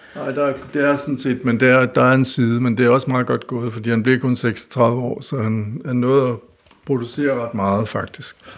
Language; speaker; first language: Danish; native; Danish